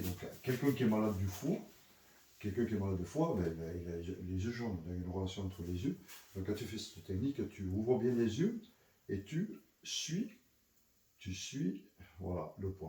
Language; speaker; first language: French; native; French